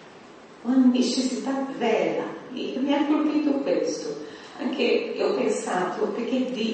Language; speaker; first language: Italian; non-native, fluent; Portuguese